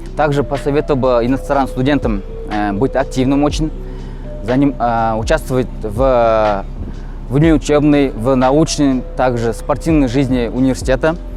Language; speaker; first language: Russian; non-native, local second language; Kazakh